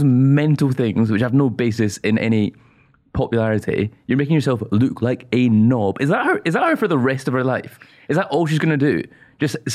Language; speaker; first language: English; native; English